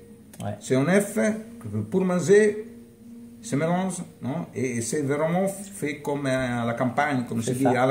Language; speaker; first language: French; non-native, learner; Italian